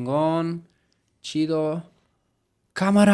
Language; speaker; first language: Spanish; native; Spanish